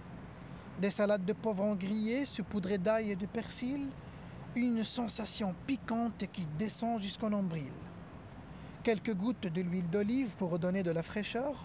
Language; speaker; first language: French; non-native, local second language; Arabic